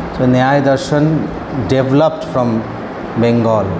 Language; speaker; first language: English; non-native, local second language; Bangla